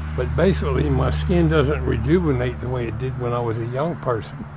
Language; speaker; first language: English; native; English